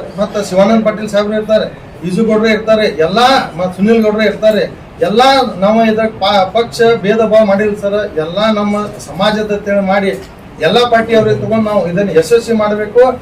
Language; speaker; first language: Kannada; non-native, local second language; Lambadi